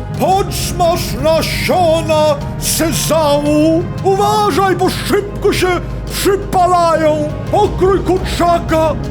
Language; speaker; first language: Polish; non-native, fluent; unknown